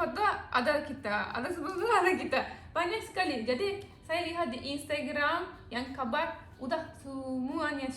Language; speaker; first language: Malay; non-native, learner; Turkish